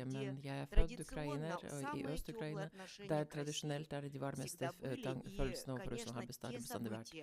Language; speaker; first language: Norwegian; non-native, learner; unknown